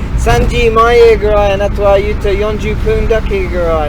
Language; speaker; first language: Japanese; non-native, learner; English